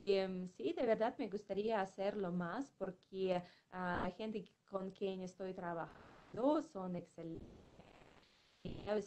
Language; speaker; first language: Spanish; non-native, fluent; Russian